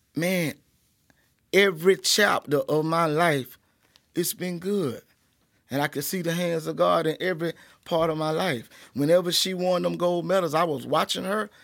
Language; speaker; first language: English; native; English